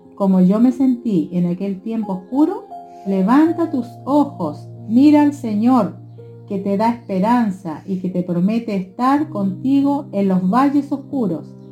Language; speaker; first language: Spanish; native; Spanish